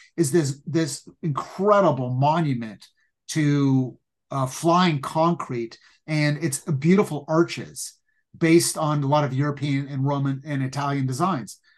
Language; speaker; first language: English; native; English